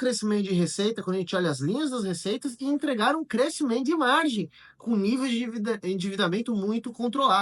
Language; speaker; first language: Portuguese; native; Portuguese